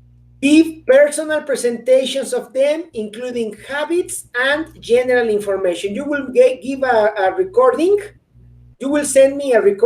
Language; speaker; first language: English; non-native, fluent; Spanish